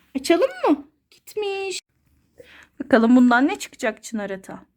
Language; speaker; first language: Turkish; native; Turkish